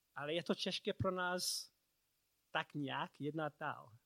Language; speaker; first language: Czech; non-native, fluent; English